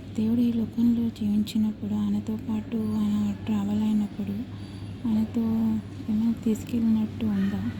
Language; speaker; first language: Telugu; non-native, local second language; Tamil